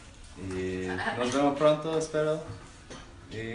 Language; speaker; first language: Spanish; non-native, learner; English